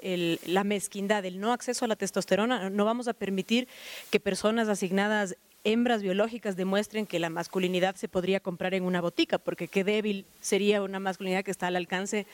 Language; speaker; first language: Spanish; native; Spanish